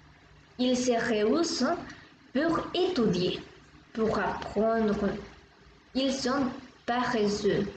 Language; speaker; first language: French; non-native, learner; Spanish